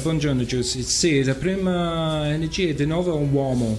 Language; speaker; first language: Italian; non-native, learner; English